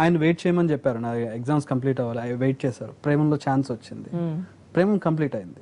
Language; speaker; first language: Telugu; native; Telugu